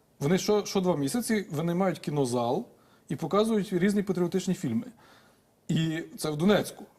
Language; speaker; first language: Ukrainian; native; Ukrainian